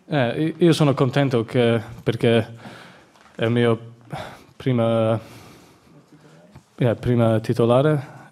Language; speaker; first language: Italian; non-native, learner; English